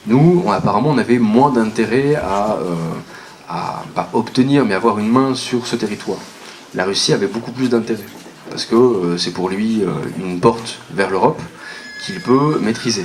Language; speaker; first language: French; native; French